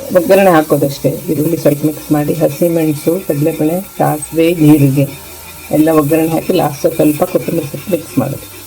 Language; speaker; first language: Kannada; native; Kannada